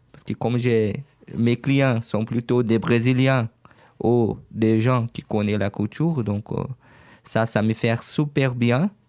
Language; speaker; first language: French; non-native, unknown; Portuguese